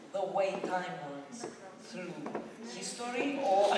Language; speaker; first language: English; non-native, fluent; Greek